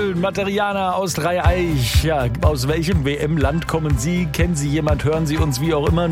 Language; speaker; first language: German; native; German